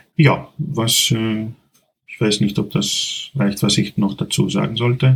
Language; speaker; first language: German; non-native, fluent; Greek